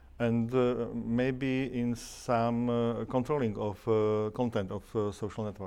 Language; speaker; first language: English; non-native, learner; Slovak